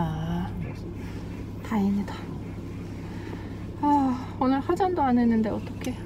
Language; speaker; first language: Korean; non-native, fluent; Russian